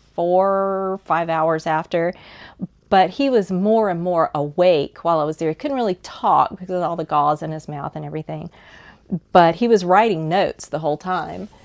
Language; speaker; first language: English; native; English